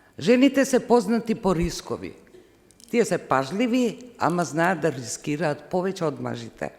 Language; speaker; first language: Macedonian; non-native, fluent; Albanian